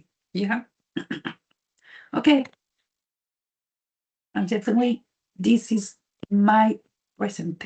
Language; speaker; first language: English; non-native, learner; Spanish